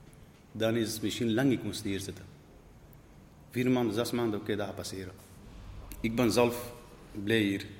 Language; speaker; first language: Dutch; non-native, learner; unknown